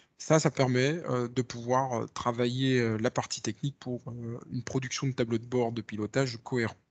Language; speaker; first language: French; native; French